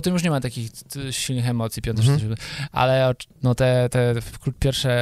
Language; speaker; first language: Polish; native; Polish